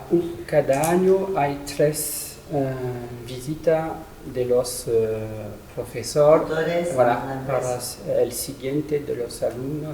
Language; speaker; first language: Spanish; non-native, learner; French